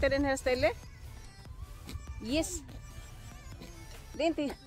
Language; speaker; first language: Swedish; non-native, learner; Filipino